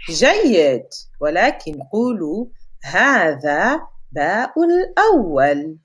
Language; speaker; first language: Arabic; non-native, fluent; French